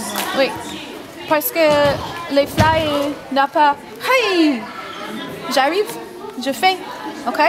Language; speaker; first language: French; non-native, fluent; English